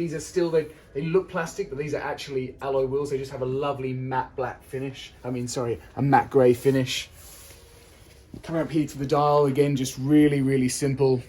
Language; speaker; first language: English; native; English